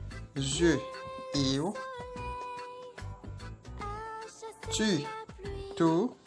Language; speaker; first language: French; non-native, local second language; Haitian Creole